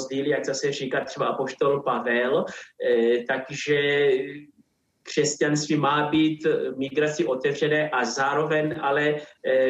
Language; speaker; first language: Czech; non-native, fluent; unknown